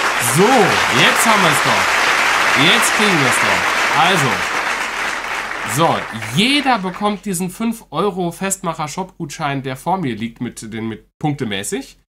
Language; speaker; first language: German; native; German